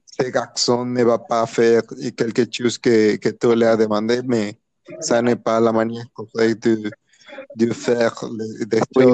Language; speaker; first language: French; non-native, learner; Spanish